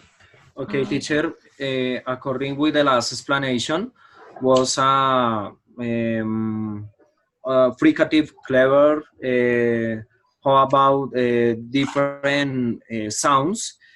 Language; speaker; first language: English; non-native, learner; Spanish